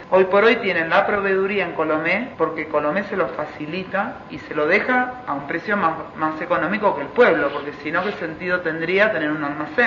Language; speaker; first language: Spanish; native; Spanish